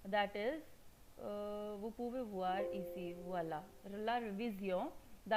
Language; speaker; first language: French; non-native, fluent; Hindi